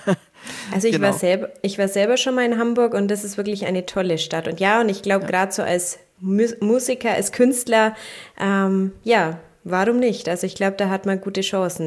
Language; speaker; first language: German; native; German